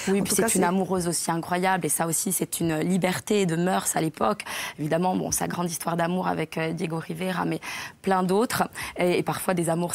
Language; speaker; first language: French; native; French